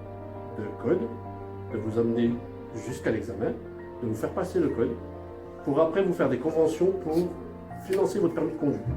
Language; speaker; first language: French; native; French